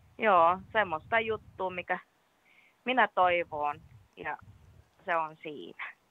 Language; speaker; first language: Finnish; non-native, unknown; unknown